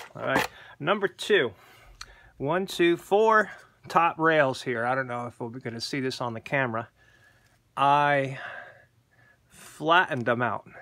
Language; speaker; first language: English; native; English